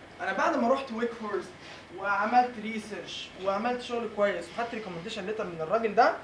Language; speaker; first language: Arabic; native; Arabic